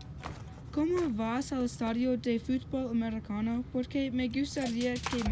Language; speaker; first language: Spanish; non-native, learner; English